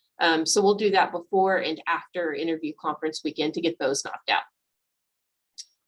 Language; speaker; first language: English; native; English